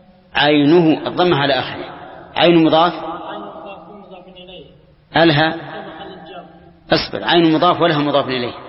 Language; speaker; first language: Arabic; native; Arabic